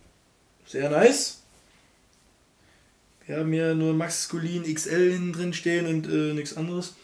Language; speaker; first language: German; native; German